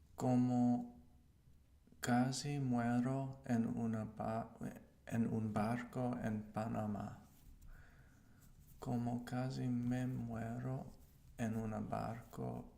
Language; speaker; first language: Spanish; non-native, learner; English